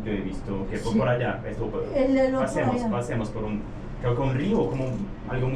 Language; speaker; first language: Spanish; non-native, fluent; Russian